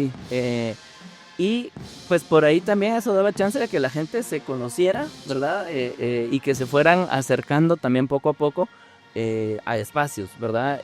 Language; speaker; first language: Spanish; native; Spanish